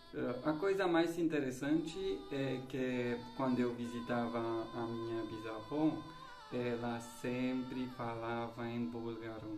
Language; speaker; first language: Portuguese; non-native, fluent; Romanian